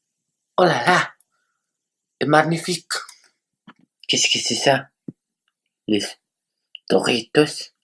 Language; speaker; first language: French; non-native, learner; Spanish